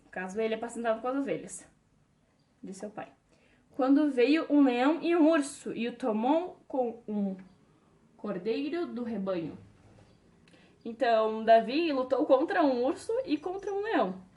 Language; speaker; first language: Portuguese; native; Portuguese